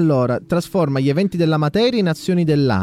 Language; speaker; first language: Italian; native; Italian